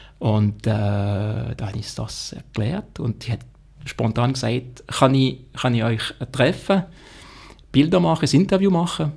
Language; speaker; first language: German; non-native, local second language; French